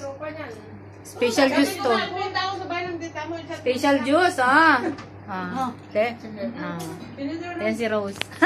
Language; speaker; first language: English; non-native, local second language; Filipino